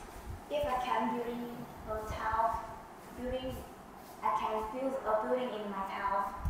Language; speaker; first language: English; non-native, learner; Vietnamese